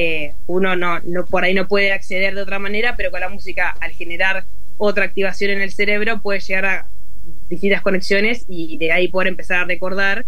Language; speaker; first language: Spanish; native; Spanish